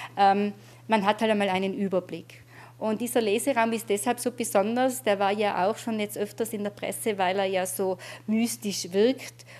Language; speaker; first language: German; native; German